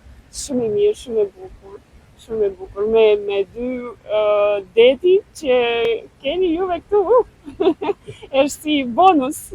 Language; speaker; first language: Albanian; non-native, learner; Russian